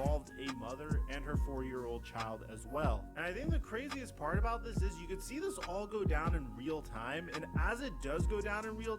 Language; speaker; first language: English; native; English